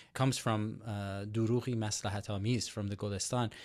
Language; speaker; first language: English; native; English